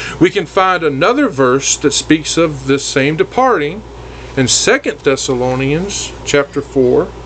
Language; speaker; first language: English; native; English